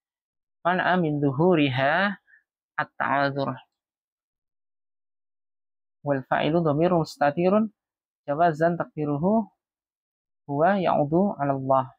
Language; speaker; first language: Arabic; non-native, fluent; Indonesian